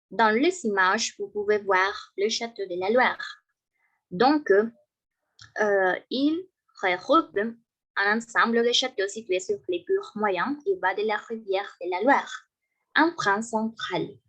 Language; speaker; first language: French; non-native, learner; Spanish